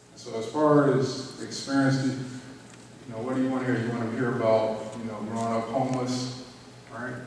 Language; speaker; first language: English; native; English